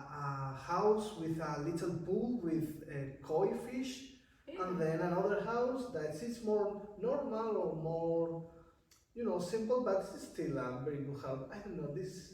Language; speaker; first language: English; non-native, learner; Spanish